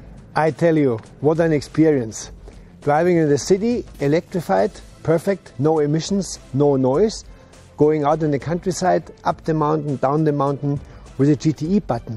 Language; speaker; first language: English; non-native, fluent; German